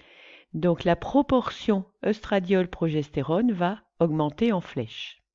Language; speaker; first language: French; native; French